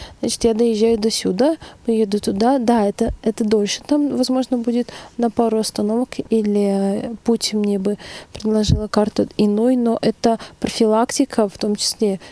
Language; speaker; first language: Russian; native; Russian